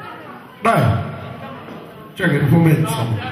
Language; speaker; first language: Bulgarian; non-native, local second language; Turkish